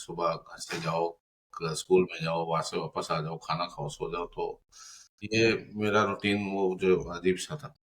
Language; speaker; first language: Hindi; non-native, local second language; Punjabi